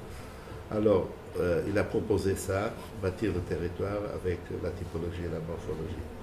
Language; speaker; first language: French; non-native, fluent; Portuguese